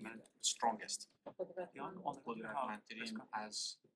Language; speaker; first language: Persian; non-native, learner; Kurdish